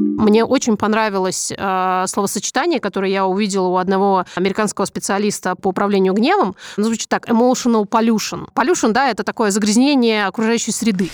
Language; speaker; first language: Russian; native; Russian